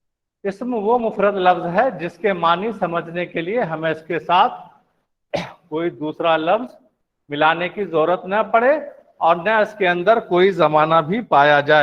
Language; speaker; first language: Urdu; native; Urdu